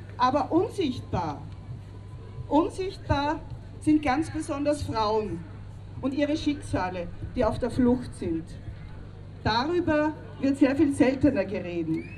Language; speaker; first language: German; native; German